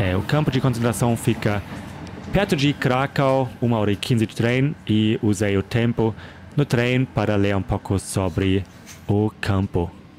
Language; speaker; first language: Portuguese; non-native, fluent; German